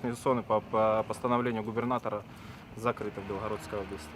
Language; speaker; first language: Russian; native; Russian